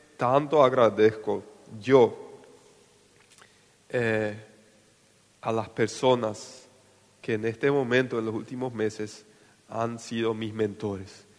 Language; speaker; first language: Spanish; non-native, local second language; Plautdietsch